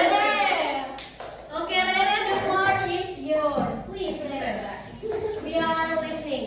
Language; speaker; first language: English; non-native, learner; Indonesian